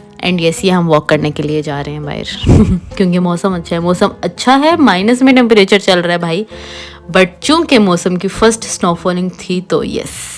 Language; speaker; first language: Urdu; native; Urdu